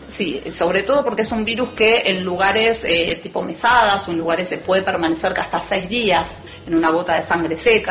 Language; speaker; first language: Spanish; native; Spanish